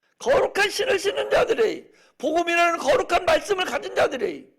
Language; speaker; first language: Korean; native; Korean